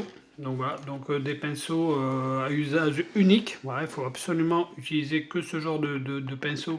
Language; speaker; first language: French; native; French